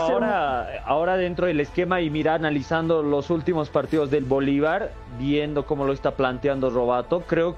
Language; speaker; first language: Spanish; native; Spanish